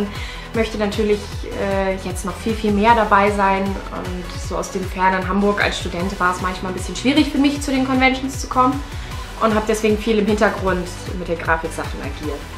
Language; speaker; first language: German; native; German